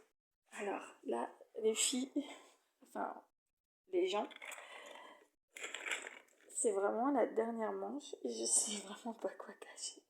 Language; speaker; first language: French; native; French